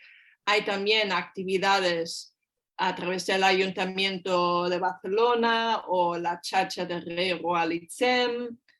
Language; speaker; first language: Spanish; non-native, fluent; German